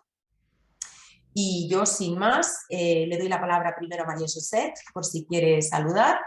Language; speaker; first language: Spanish; native; Spanish